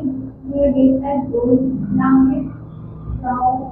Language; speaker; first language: German; non-native, learner; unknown